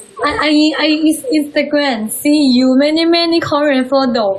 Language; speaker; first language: English; non-native, learner; Chinese